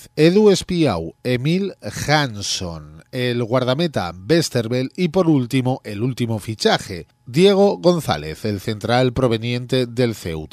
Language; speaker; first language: Spanish; native; Spanish